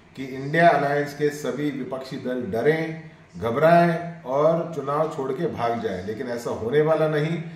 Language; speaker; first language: Hindi; non-native, local second language; Marathi